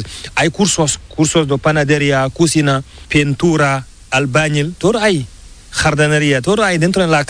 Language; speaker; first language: Spanish; non-native, learner; Fula